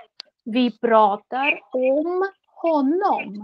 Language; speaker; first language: Swedish; non-native, fluent; Russian